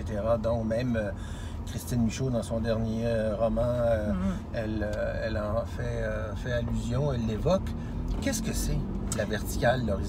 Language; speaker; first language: French; native; French